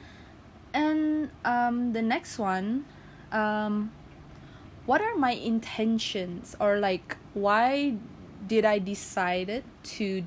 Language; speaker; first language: English; non-native, local second language; Malay